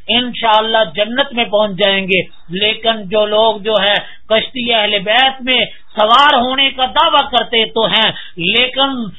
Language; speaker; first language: Urdu; native; Urdu